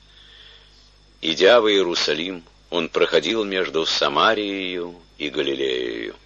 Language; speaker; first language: Russian; native; Russian